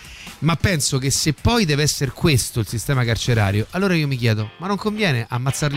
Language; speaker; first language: Italian; native; Italian